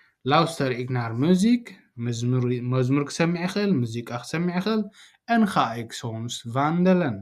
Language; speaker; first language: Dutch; non-native, learner; Tigrinya